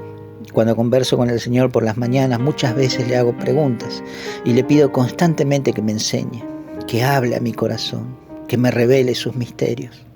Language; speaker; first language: Spanish; native; Spanish